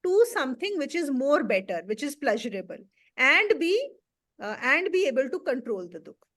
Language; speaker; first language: English; non-native, local second language; Hindi